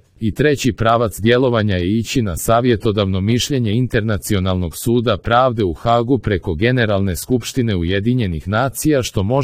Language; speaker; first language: Croatian; native; Croatian